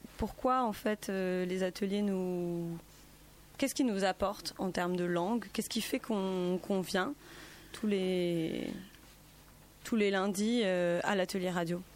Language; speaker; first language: French; native; French